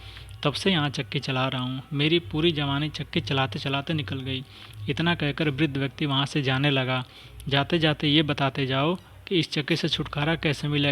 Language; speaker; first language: Hindi; native; Hindi